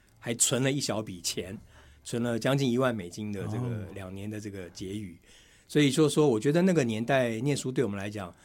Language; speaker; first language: Chinese; native; Chinese